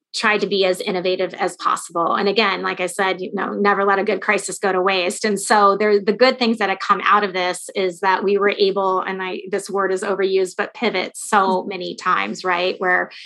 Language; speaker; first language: English; native; English